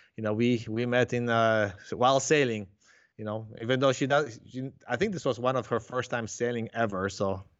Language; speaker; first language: English; non-native, fluent; Polish